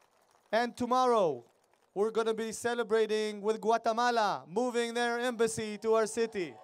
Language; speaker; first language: English; non-native, fluent; Hebrew